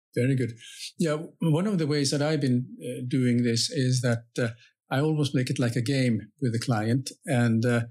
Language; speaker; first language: English; non-native, fluent; Finnish